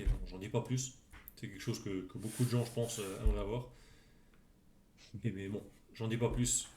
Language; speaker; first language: French; native; French